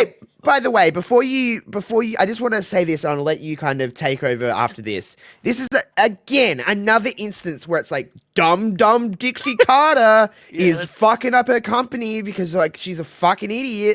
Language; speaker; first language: English; native; English